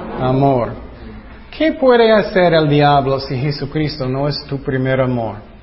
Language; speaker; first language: Spanish; non-native, fluent; English